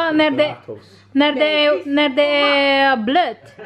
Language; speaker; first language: Swedish; non-native, learner; Indonesian